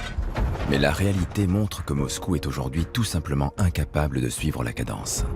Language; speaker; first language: French; native; French